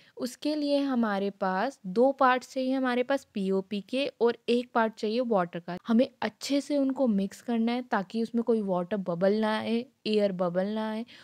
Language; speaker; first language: Hindi; native; Hindi